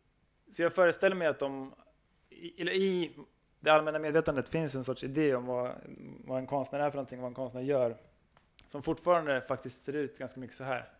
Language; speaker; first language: Swedish; native; Swedish